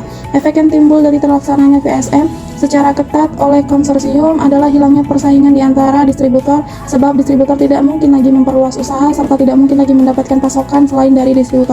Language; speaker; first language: Indonesian; native; Indonesian